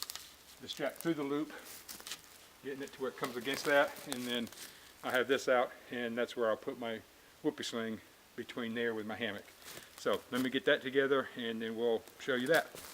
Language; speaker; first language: English; native; English